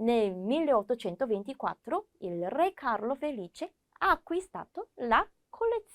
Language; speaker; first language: Italian; non-native, fluent; Korean